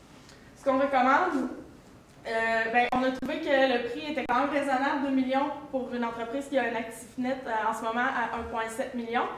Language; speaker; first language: French; native; French